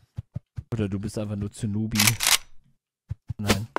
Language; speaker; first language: German; native; German